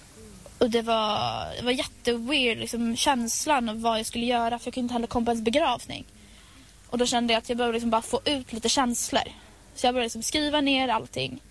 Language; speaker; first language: Swedish; native; Swedish